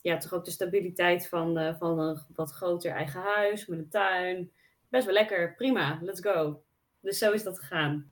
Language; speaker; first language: Dutch; native; Dutch